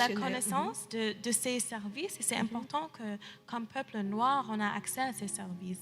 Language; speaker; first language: French; early bilingual, heritage; English